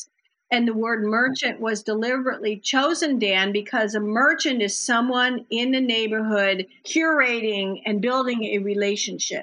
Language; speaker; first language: English; native; English